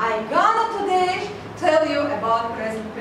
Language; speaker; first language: English; non-native, learner; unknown